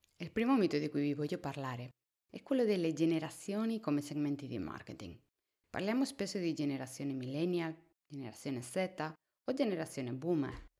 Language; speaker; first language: Italian; non-native, fluent; Spanish